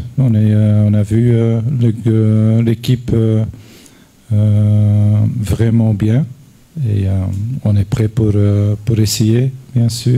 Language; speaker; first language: French; non-native, learner; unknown